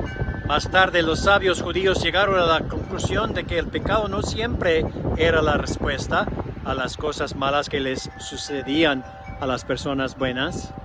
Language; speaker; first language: Spanish; non-native, fluent; English